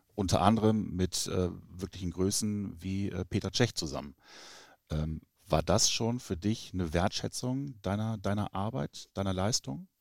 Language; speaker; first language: German; native; German